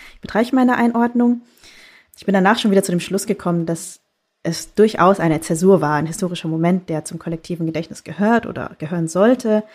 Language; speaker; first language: German; native; German